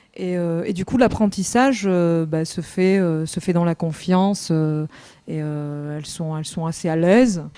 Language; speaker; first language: French; native; French